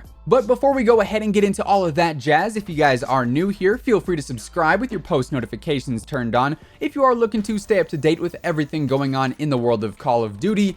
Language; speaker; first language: English; native; English